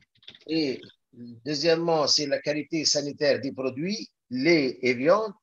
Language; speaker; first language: French; non-native, local second language; Arabic